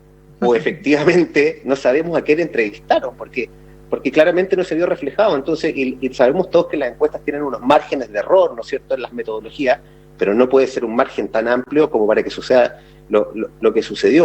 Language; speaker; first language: Spanish; native; Spanish